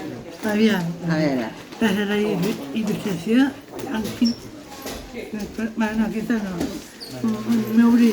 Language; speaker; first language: Catalan; non-native, local second language; Spanish